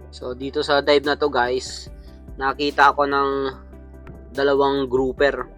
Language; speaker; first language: Filipino; non-native, local second language; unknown